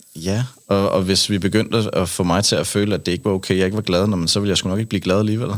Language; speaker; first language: Danish; native; Danish